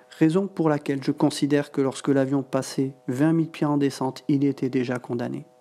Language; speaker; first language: French; native; French